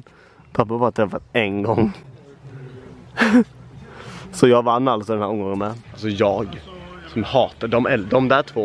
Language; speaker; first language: Swedish; native; Swedish